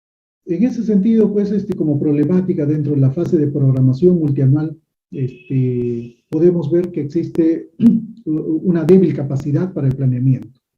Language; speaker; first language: Spanish; native; Spanish